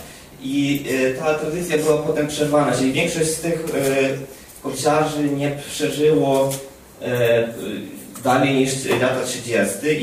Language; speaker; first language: Polish; non-native, fluent; Ukrainian